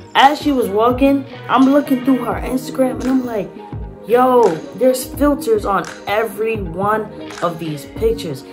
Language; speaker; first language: English; native; English